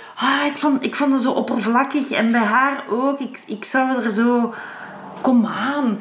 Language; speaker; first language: Dutch; native; Dutch